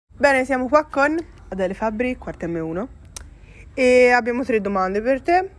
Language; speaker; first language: Italian; native; Italian